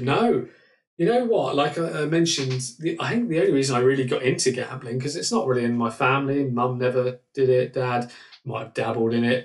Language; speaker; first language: English; native; English